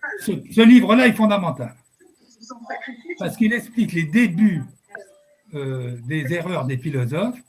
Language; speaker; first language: French; native; French